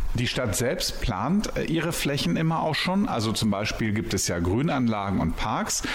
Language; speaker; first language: German; native; German